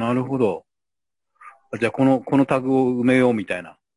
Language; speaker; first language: Japanese; native; Japanese